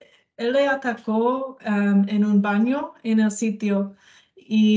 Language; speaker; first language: Spanish; non-native, learner; English